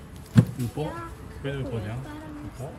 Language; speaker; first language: Filipino; non-native, learner; Japanese